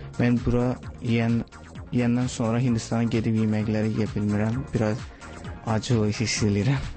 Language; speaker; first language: Azerbaijani; non-native, learner; Hindi